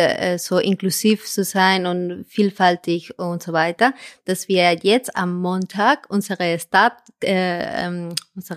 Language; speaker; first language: German; non-native, fluent; Spanish